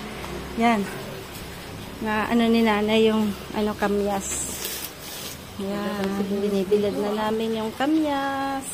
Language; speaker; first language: Filipino; native; Filipino